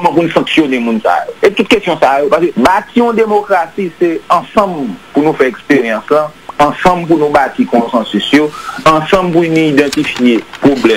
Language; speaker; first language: French; non-native, local second language; Haitian Creole